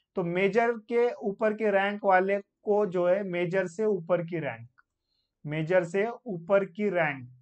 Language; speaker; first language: Hindi; non-native, local second language; Marathi